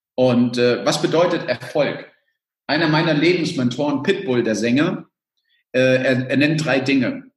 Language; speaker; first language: German; early bilingual, other home language; Spanish